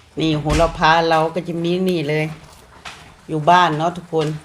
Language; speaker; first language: Thai; non-native, local second language; Lao